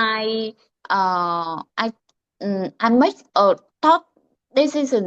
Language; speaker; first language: English; non-native, learner; Vietnamese